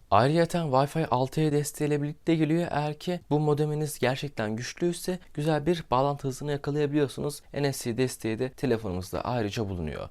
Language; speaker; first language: Turkish; native; Turkish